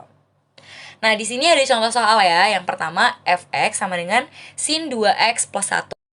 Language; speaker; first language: Indonesian; native; Indonesian